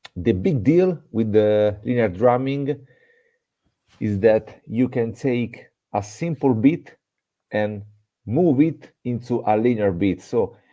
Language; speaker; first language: English; non-native, fluent; Italian